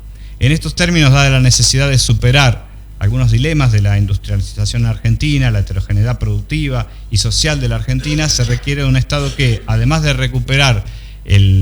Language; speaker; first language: Spanish; native; Spanish